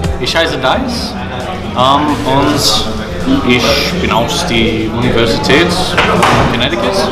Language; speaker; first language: German; non-native, learner; English